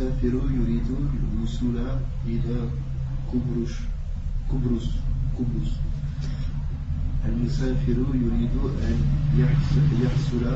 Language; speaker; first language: Arabic; non-native, learner; French